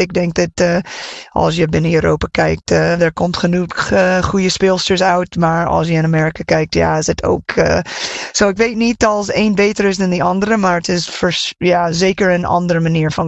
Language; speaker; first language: Dutch; non-native, fluent; English